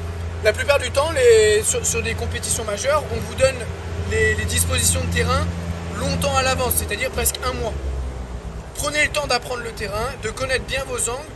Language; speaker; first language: French; native; French